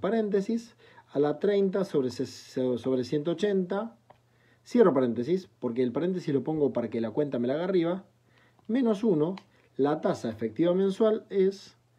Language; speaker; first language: Spanish; native; Spanish